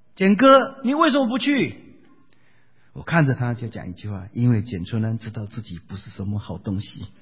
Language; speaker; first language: Chinese; native; Chinese